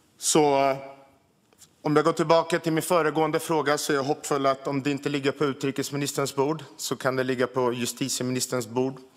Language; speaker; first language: Swedish; early bilingual, other home language; Armenian